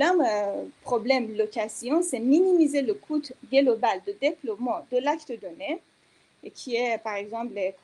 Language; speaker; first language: French; non-native, fluent; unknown